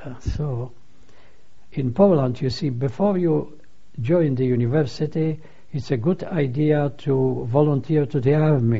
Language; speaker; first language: English; non-native, fluent; Polish